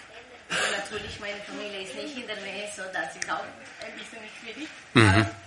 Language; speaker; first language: German; non-native, fluent; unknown